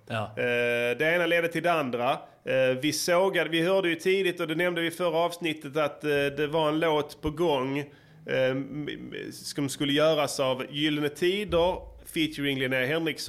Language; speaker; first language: Swedish; native; Swedish